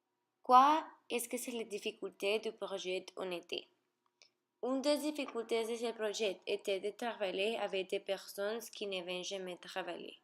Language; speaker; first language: French; non-native, learner; Spanish